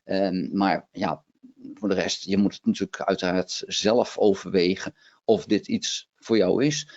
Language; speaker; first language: Dutch; native; Dutch